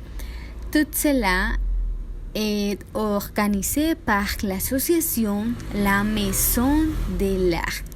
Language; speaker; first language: French; non-native, learner; Spanish